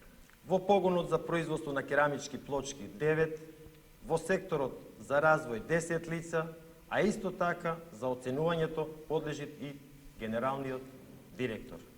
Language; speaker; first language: Macedonian; native; Macedonian